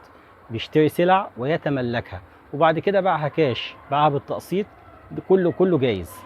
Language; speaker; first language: Arabic; native; Arabic